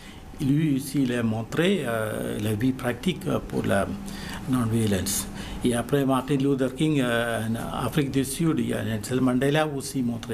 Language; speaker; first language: French; non-native, learner; Malayalam